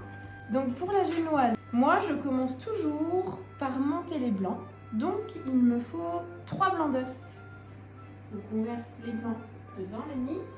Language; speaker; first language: French; native; French